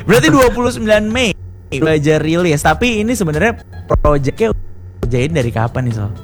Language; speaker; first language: Indonesian; native; Indonesian